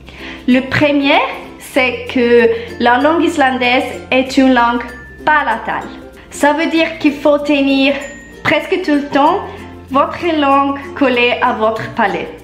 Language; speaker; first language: French; non-native, learner; Italian